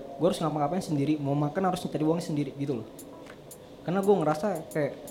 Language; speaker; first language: Indonesian; native; Indonesian